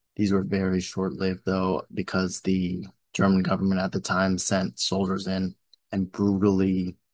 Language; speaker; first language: English; native; English